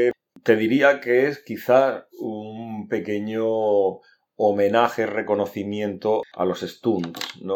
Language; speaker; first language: Spanish; native; Spanish